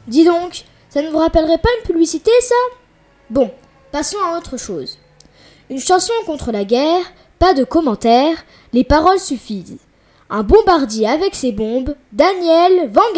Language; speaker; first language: French; native; French